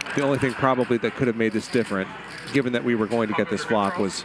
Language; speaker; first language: English; native; English